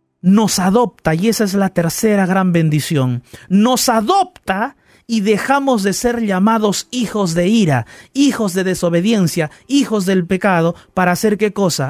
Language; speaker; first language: Spanish; native; Spanish